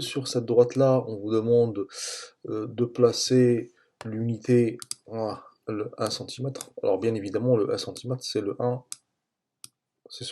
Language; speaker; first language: French; native; French